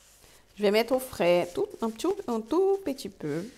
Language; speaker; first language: French; non-native, fluent; Portuguese